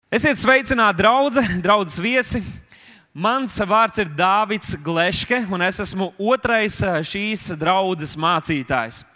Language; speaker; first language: Latvian; native; Latvian